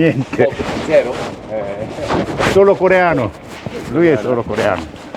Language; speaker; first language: Italian; non-native, learner; Korean